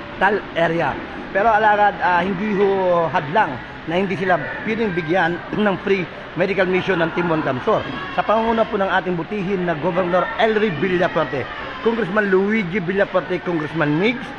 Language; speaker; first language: Filipino; non-native, local second language; Bikol